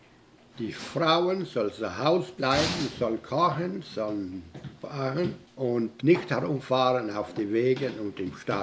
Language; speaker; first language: German; early bilingual, heritage; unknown